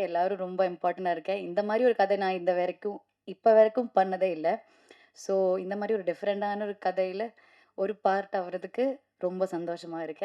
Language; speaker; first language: Tamil; non-native, learner; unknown